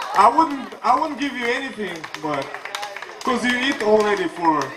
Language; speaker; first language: English; non-native, learner; Russian